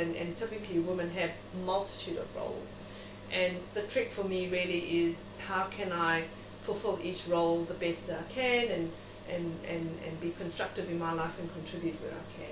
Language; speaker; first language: English; native; English